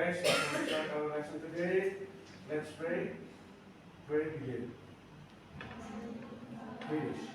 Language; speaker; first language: English; non-native, learner; Indonesian